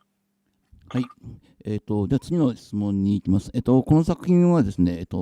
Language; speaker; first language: Japanese; native; Japanese